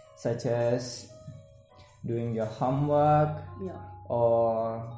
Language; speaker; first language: English; non-native, learner; Indonesian